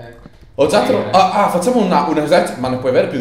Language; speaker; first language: Italian; native; Italian